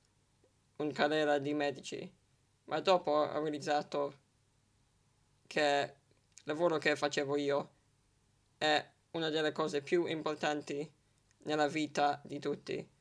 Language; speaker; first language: Italian; early bilingual, heritage; English